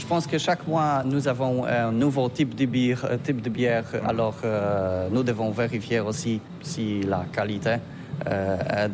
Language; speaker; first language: French; non-native, learner; Polish